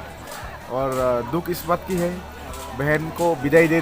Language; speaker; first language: Hindi; non-native, local second language; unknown